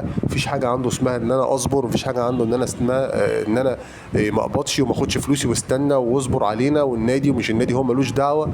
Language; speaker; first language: Arabic; native; Arabic